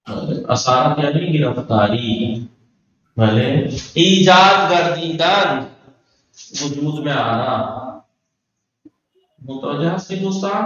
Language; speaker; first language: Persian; non-native, fluent; Urdu